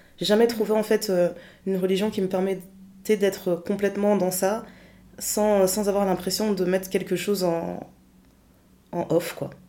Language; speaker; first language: French; early bilingual, other home language; Lingala